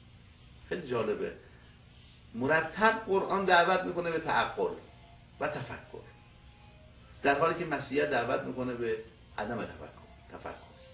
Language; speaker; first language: Persian; native; Persian